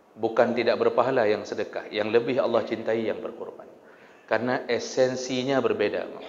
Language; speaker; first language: Malay; non-native, local second language; Achinese